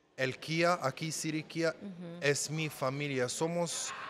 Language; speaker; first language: Spanish; non-native, learner; Arabic